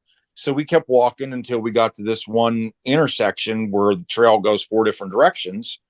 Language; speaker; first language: English; native; English